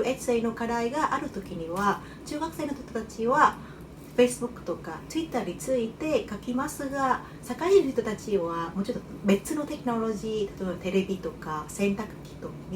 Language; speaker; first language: Japanese; non-native, fluent; Vietnamese